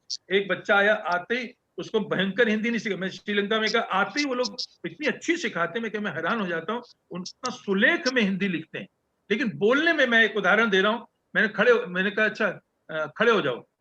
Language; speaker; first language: Hindi; native; Hindi